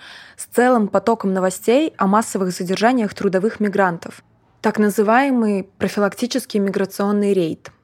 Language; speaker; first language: Russian; native; Russian